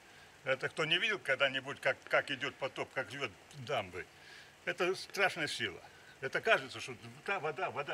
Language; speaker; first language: Russian; native; Russian